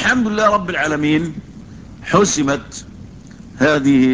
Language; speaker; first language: Arabic; native; Arabic